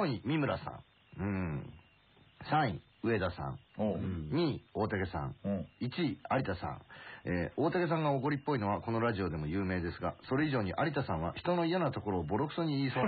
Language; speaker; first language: Japanese; native; Japanese